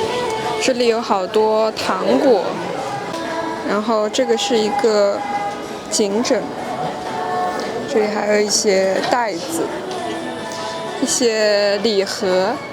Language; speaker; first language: Chinese; non-native, fluent; French